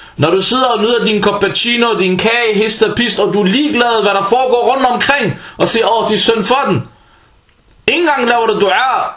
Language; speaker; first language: Danish; early bilingual, other home language; Arabic